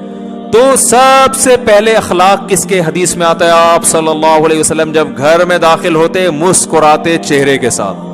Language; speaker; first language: Urdu; native; Urdu